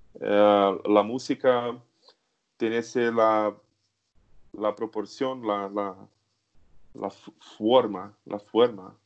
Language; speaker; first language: Spanish; non-native, learner; Portuguese